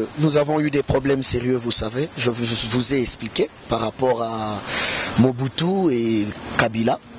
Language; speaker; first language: French; non-native, local second language; Lingala